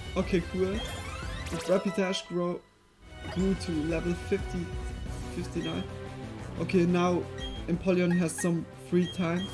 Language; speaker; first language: English; non-native, fluent; Swiss German